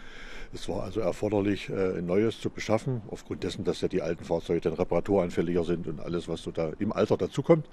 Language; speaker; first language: German; native; German